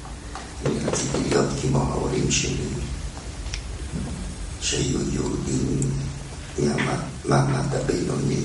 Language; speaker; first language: Hebrew; non-native, fluent; German